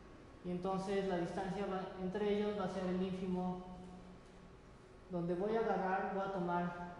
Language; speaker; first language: Spanish; native; Spanish